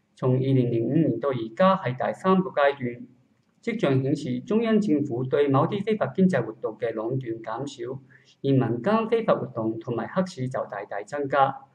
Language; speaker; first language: Cantonese; non-native, learner; Japanese